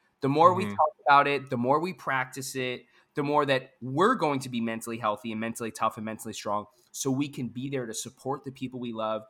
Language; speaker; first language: English; native; English